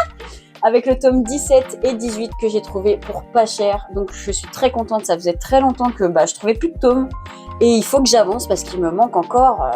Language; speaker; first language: French; native; French